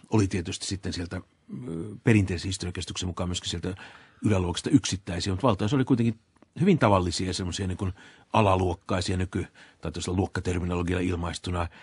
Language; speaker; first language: Finnish; native; Finnish